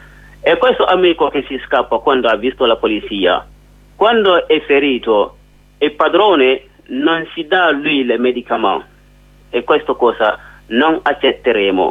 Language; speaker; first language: Italian; non-native, learner; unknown